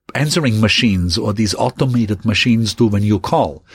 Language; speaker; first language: English; non-native, fluent; German